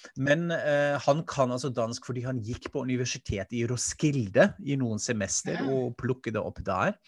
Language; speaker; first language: Norwegian; non-native, fluent; German